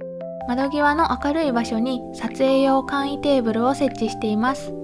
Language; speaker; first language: Japanese; native; Japanese